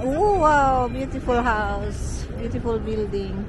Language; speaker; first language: English; non-native, learner; Filipino